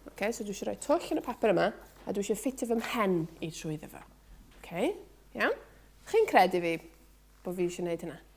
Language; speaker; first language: Welsh; native; Welsh